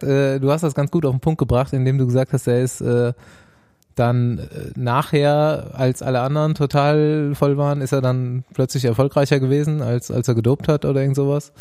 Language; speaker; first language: German; native; German